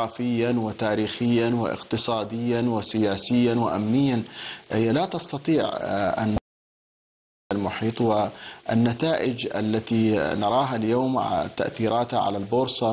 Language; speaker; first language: Arabic; native; Arabic